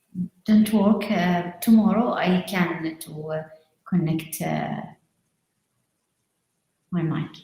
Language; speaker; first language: English; non-native, learner; Arabic